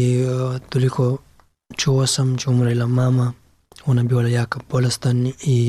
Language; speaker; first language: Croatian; non-native, learner; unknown